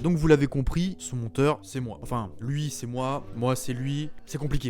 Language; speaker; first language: French; native; French